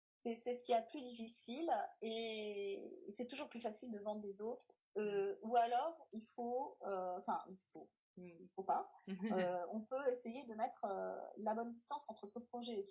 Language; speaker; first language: French; native; French